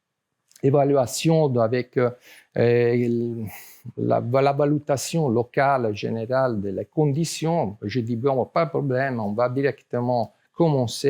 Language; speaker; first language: French; non-native, learner; Italian